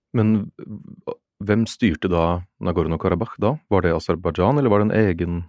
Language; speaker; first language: Norwegian; native; Norwegian